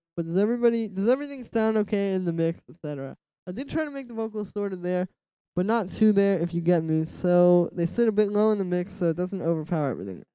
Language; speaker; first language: English; native; English